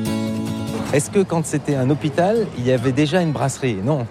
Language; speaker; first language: French; native; French